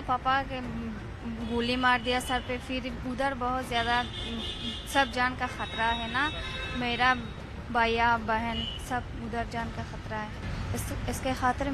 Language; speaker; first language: Hindi; non-native, learner; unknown